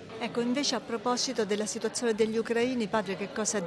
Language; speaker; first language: Italian; native; Italian